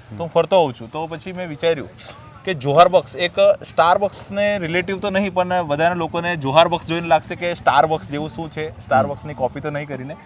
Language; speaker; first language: Gujarati; non-native, local second language; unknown